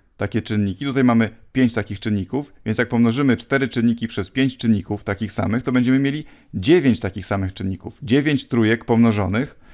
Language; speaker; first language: Polish; native; Polish